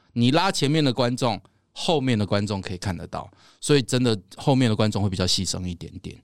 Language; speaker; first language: Chinese; native; Chinese